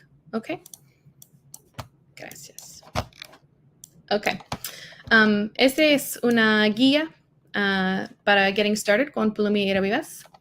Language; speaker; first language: Spanish; non-native, learner; English